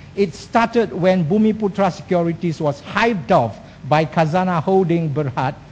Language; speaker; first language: English; non-native, local second language; Malay